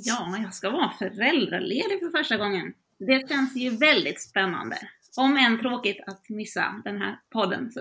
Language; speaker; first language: Swedish; native; Swedish